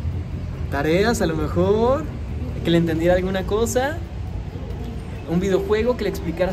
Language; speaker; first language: Spanish; native; Spanish